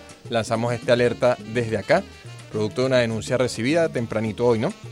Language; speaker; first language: Spanish; native; Spanish